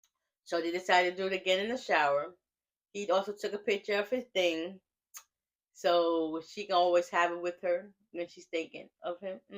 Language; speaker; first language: English; native; English